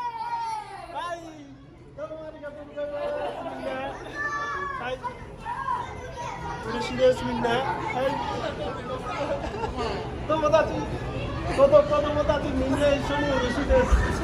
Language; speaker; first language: Japanese; non-native, learner; Bangla